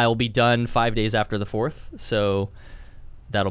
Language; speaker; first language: English; native; English